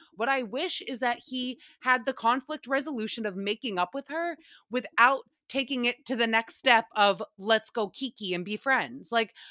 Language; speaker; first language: English; native; English